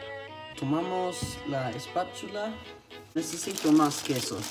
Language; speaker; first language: Spanish; non-native, learner; Swedish